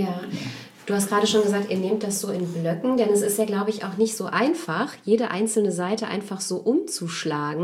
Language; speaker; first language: German; native; German